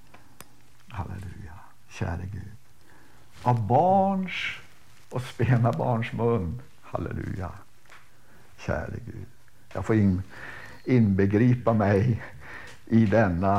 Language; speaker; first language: Swedish; native; Swedish